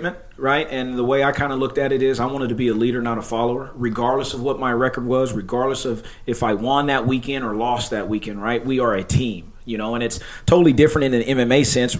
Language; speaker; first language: English; native; English